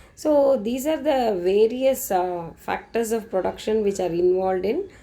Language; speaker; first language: English; non-native, local second language; Kannada